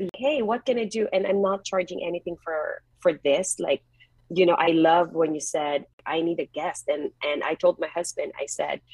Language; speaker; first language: English; non-native, local second language; Filipino